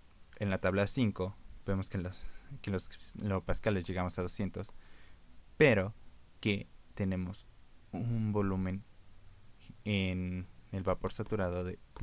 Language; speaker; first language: Spanish; native; Spanish